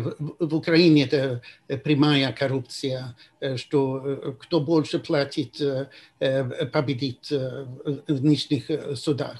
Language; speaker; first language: Russian; non-native, fluent; Swedish